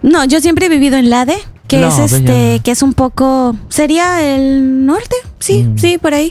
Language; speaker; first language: Spanish; native; Spanish